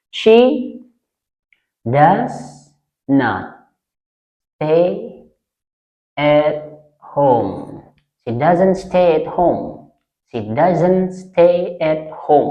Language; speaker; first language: English; non-native, fluent; Indonesian